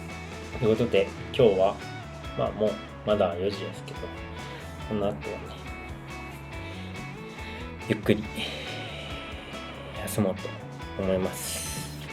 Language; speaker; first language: Japanese; native; Japanese